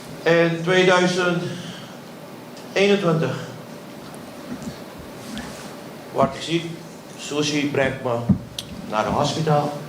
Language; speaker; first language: Dutch; non-native, local second language; Papiamento